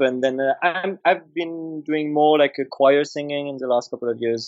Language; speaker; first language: English; non-native, fluent; French